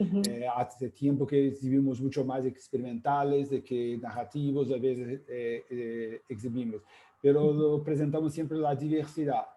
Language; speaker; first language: Spanish; non-native, fluent; Portuguese